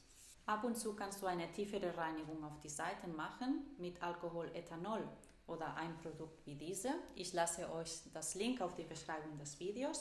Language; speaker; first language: German; non-native, fluent; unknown